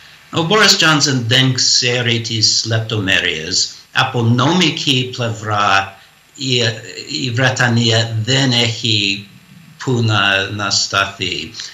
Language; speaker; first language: Greek; non-native, fluent; English